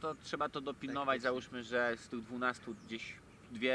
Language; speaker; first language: Polish; native; Polish